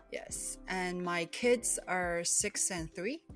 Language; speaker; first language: English; early bilingual, other home language; Cantonese